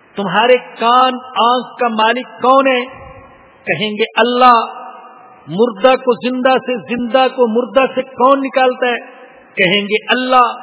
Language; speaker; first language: Urdu; non-native, local second language; Punjabi